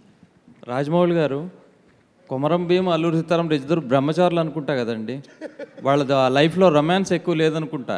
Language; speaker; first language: Telugu; native; Telugu